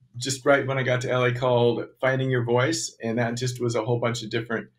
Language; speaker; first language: English; native; English